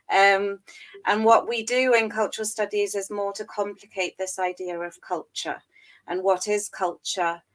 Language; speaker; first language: English; native; English